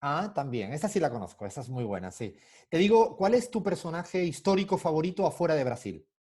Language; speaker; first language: Spanish; native; Spanish